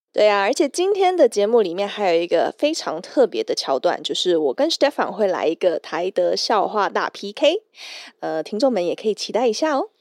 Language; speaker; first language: Chinese; early bilingual, heritage; German